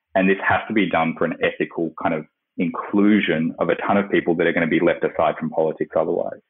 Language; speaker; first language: English; native; English